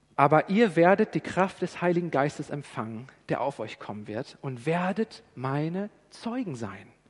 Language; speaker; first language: German; native; German